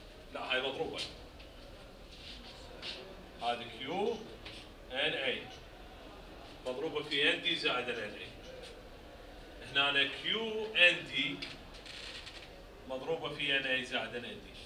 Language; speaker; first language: Arabic; native; Arabic